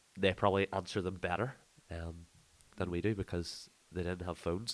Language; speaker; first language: English; native; English